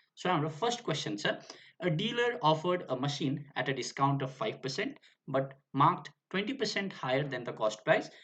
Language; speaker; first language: English; non-native, local second language; Nepali